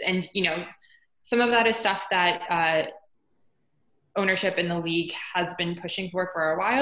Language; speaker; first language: English; native; English